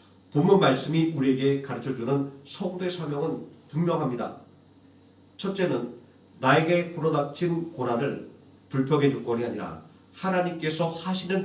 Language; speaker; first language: Korean; native; Korean